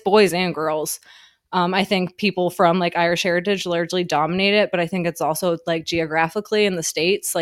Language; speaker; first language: English; native; English